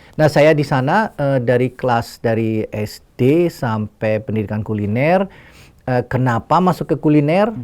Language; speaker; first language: Indonesian; early bilingual, heritage; Indonesian